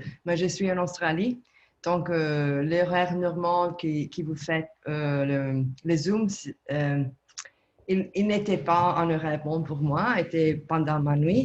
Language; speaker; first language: French; non-native, learner; Italian